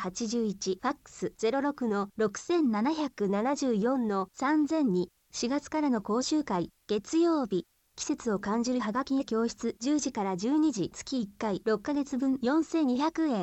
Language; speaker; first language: Japanese; native; Japanese